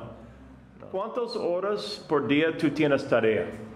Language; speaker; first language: Spanish; non-native, learner; English